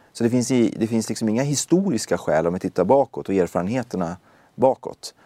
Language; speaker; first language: Swedish; early bilingual, other home language; Persian